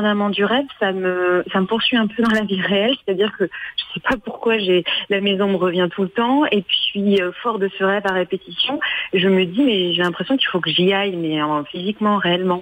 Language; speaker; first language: French; native; French